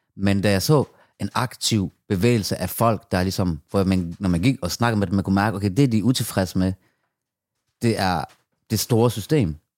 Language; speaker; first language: Danish; early bilingual, other home language; Persian